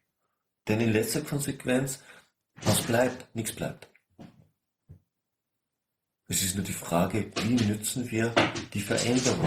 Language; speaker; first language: German; native; German